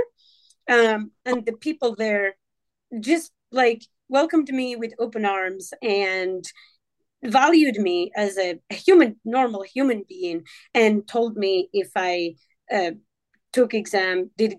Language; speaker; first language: English; non-native, fluent; Arabic